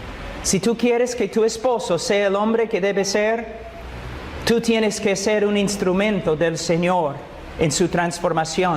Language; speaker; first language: Spanish; non-native, fluent; English